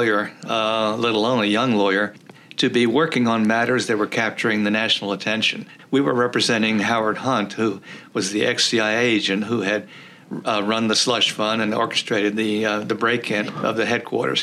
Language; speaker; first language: English; early bilingual, other home language; Czech